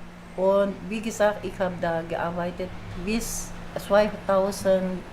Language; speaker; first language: German; non-native, learner; Filipino